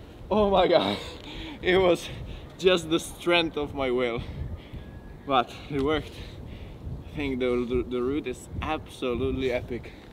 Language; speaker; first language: English; non-native, fluent; Czech